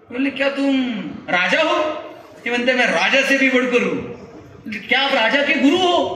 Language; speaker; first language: Hindi; non-native, local second language; Marathi